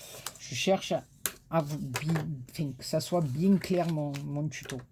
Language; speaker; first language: French; native; French